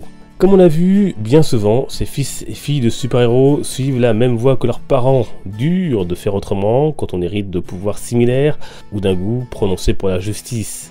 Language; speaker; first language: French; native; French